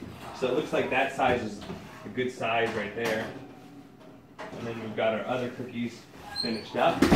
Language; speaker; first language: English; native; English